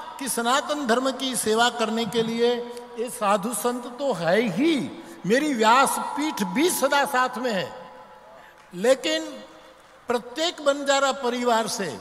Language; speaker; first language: Hindi; non-native, local second language; Gujarati